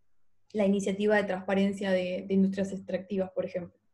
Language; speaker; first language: Spanish; native; Spanish